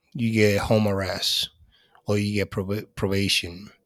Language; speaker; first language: English; early bilingual, other home language; Spanish